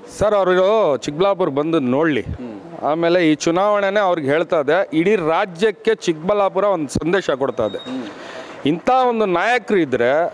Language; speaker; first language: Kannada; non-native, local second language; Urdu